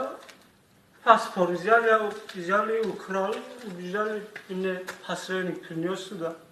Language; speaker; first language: Russian; non-native, learner; Tajik